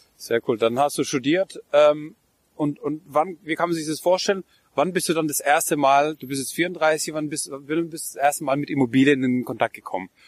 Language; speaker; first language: German; native; German